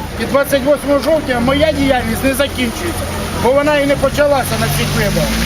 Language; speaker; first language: Ukrainian; native; Ukrainian